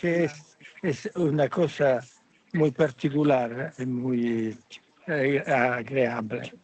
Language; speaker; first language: Spanish; non-native, fluent; Italian